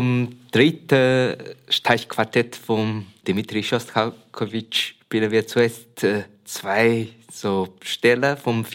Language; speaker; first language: German; non-native, fluent; Chinese